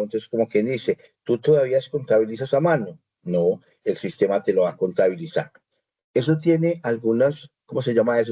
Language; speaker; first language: Spanish; native; Spanish